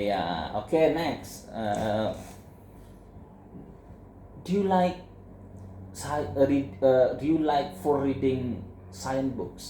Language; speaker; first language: English; non-native, learner; Indonesian